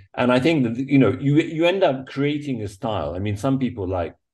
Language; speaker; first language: English; native; English